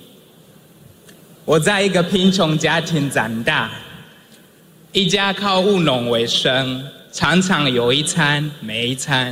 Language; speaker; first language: Chinese; non-native, fluent; Swahili